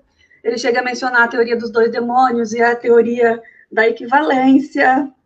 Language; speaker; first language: Portuguese; native; Portuguese